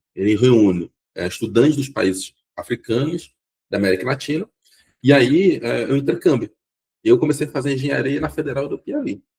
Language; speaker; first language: Portuguese; non-native, local second language; Kabuverdianu